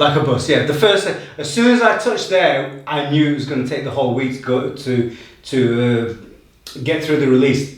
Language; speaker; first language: English; native; English